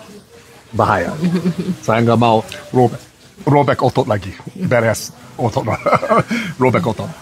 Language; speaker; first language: Indonesian; non-native, fluent; English